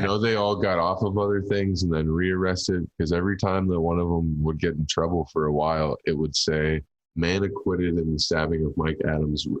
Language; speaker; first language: English; native; English